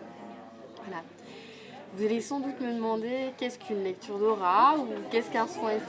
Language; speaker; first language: French; native; French